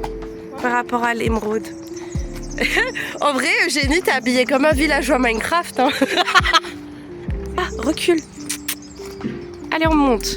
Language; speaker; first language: French; native; French